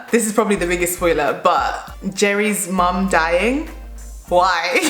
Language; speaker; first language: English; native; English